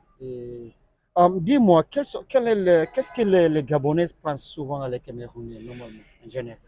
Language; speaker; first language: French; non-native, learner; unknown